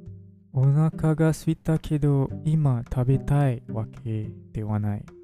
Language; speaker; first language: Japanese; non-native, fluent; English